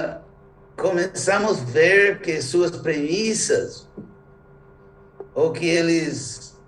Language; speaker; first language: Portuguese; non-native, fluent; English